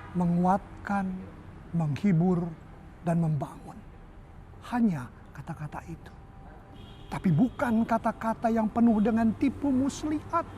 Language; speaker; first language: Indonesian; native; Indonesian